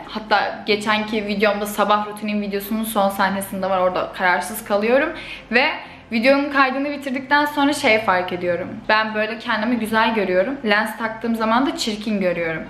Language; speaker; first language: Turkish; native; Turkish